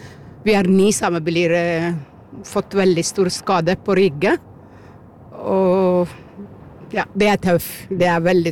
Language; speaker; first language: Norwegian; non-native, learner; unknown